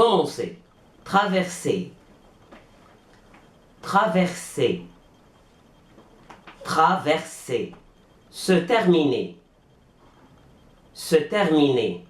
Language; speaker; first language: French; non-native, fluent; Arabic